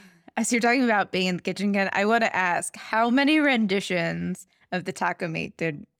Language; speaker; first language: English; native; English